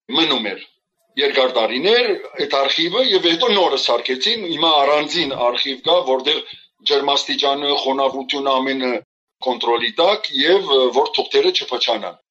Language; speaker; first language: Armenian; early bilingual, heritage; Armenian